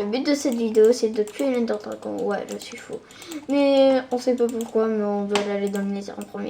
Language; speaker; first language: French; native; French